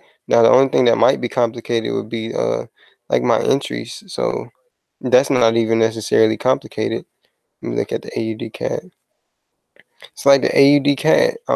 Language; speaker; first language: English; native; English